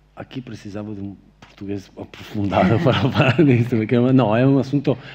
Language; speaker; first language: Portuguese; non-native, fluent; Italian